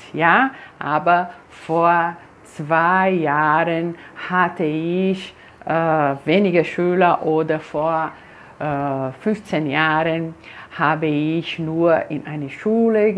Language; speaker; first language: German; non-native, fluent; Portuguese